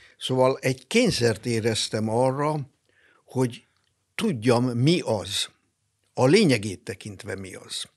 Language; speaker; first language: Hungarian; non-native, local second language; German